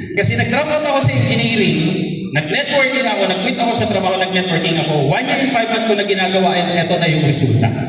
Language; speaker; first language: Filipino; non-native, local second language; Bikol